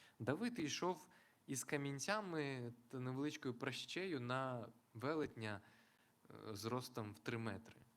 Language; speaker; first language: Ukrainian; non-native, local second language; Russian